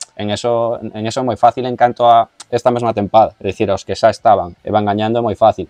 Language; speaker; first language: Galician; non-native, local second language; Spanish